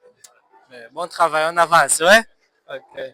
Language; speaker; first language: French; non-native, fluent; Portuguese